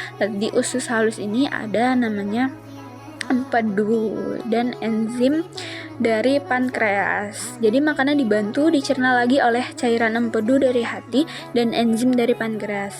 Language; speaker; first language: Indonesian; native; Indonesian